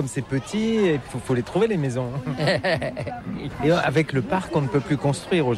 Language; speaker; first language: French; native; French